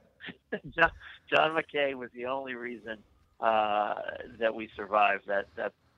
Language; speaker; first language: English; native; English